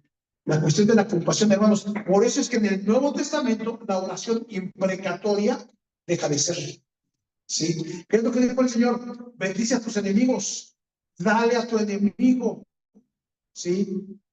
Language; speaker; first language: Spanish; native; Spanish